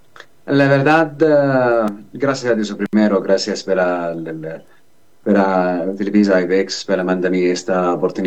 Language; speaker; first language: Spanish; non-native, learner; Arabic